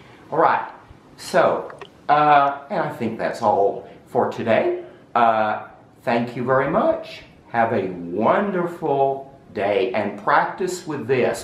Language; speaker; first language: English; native; English